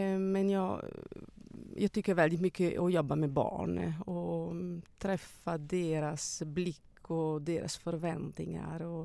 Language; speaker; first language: Swedish; non-native, fluent; Italian